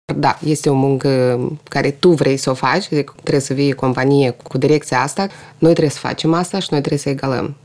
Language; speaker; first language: Romanian; non-native, local second language; Russian